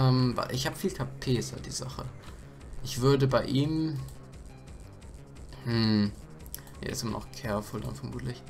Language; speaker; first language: German; native; German